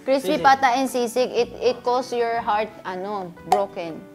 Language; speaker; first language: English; non-native, fluent; Korean